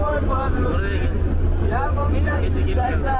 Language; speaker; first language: Turkish; non-native, learner; Kazakh